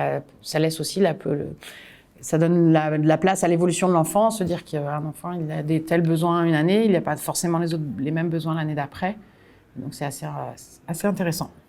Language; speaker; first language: French; native; French